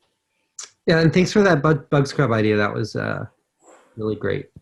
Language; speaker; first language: English; native; English